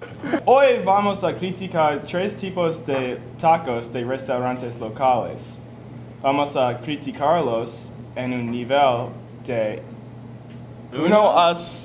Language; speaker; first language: Spanish; non-native, learner; English